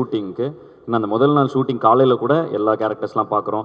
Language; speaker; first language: Tamil; native; Tamil